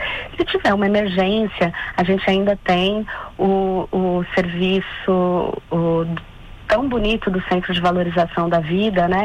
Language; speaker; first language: Portuguese; native; Portuguese